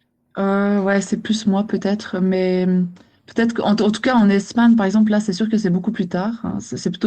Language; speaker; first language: French; native; French